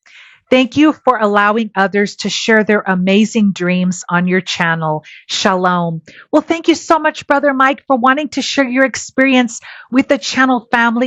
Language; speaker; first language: English; native; English